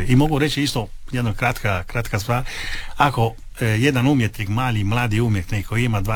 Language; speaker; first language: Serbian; non-native, learner; Italian